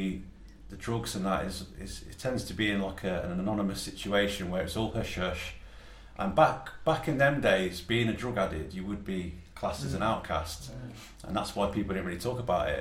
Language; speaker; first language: English; native; English